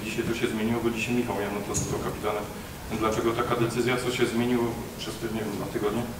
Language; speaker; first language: Polish; native; Polish